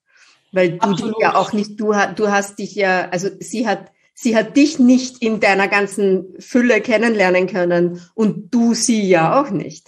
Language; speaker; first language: German; native; German